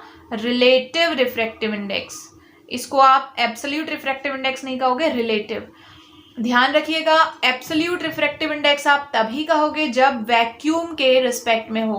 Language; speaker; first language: Hindi; native; Hindi